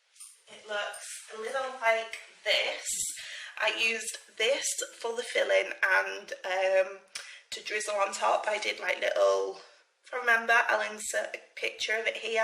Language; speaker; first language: English; native; English